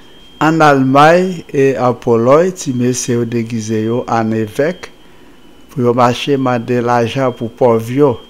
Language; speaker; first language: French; non-native, local second language; Haitian Creole